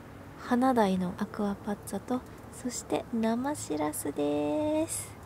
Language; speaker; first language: Japanese; native; Japanese